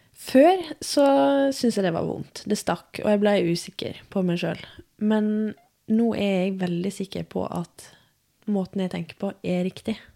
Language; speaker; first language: Norwegian; native; Norwegian